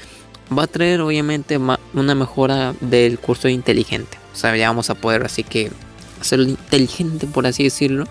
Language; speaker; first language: Spanish; native; Spanish